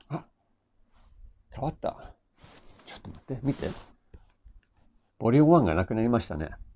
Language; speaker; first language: Japanese; non-native, fluent; English